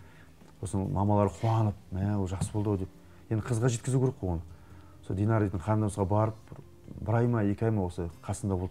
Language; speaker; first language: Kazakh; native; Kazakh